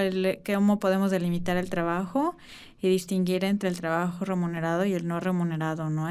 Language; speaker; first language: Spanish; native; Spanish